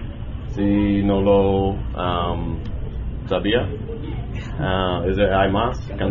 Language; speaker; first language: Spanish; non-native, learner; English